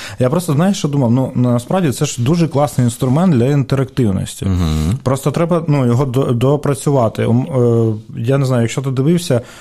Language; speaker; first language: Ukrainian; native; Ukrainian